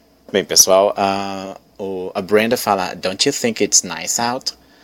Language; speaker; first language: English; non-native, fluent; Portuguese